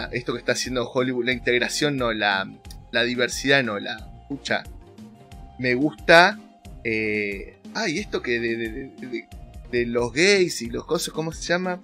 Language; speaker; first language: Spanish; native; Spanish